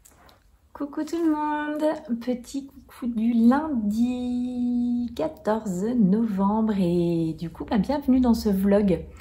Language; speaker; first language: French; native; French